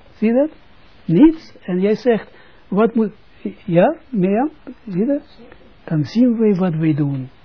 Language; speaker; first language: Dutch; non-native, fluent; Russian